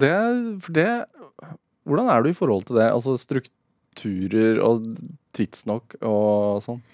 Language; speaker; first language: Norwegian; native; Norwegian